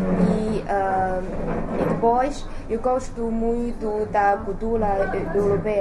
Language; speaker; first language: Portuguese; non-native, learner; Chinese